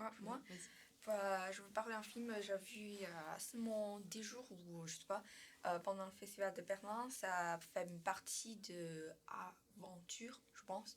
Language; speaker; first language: French; non-native, learner; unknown